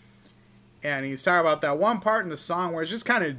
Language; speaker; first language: English; native; English